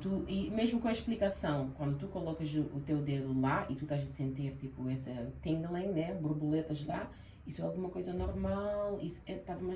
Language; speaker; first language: Portuguese; early bilingual, heritage; Portuguese